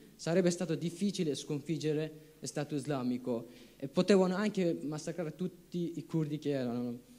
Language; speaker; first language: Italian; non-native, fluent; Persian